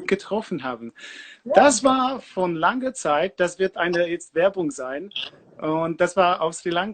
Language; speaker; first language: German; non-native, learner; Polish